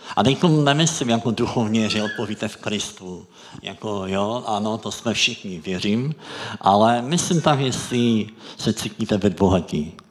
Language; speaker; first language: Czech; native; Czech